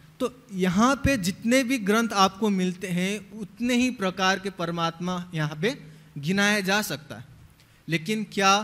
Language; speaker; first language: Hindi; native; Hindi